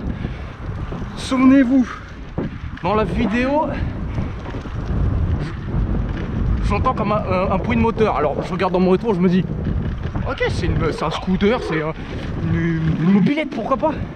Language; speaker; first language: French; native; French